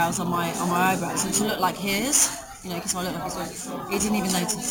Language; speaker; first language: English; native; English